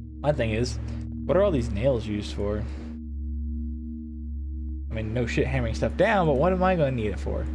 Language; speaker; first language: English; native; English